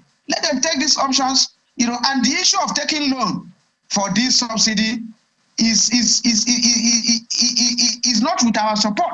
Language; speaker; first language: English; non-native, local second language; Igbo